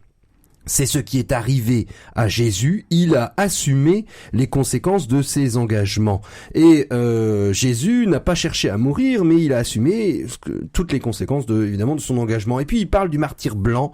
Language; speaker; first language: French; native; French